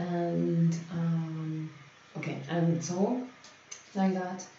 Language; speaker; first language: English; non-native, fluent; French